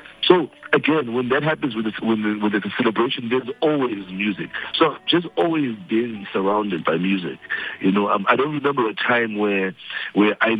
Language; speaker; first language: English; non-native, local second language; Xhosa